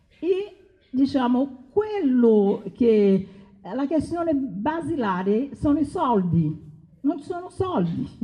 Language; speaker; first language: Italian; non-native, fluent; Spanish